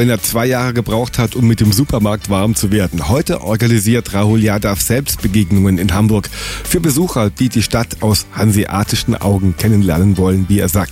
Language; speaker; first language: German; native; German